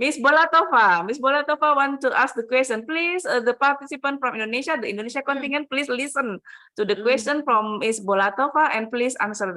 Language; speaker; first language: English; non-native, fluent; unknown